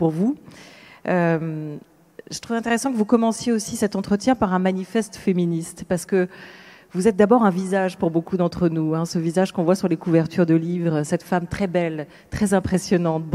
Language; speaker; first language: French; native; French